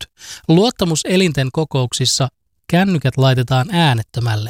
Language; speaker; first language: Finnish; native; Finnish